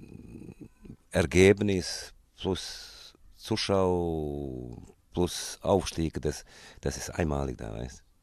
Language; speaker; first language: German; non-native, fluent; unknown